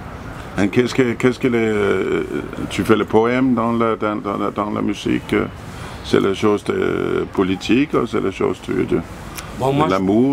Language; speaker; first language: French; non-native, learner; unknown